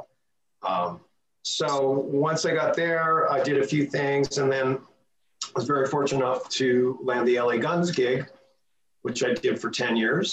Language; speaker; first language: English; native; English